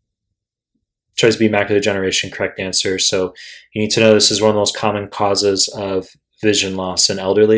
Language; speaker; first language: English; native; English